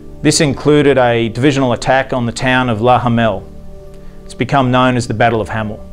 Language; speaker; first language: English; native; English